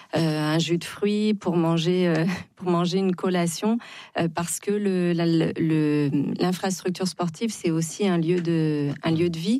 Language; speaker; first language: French; native; French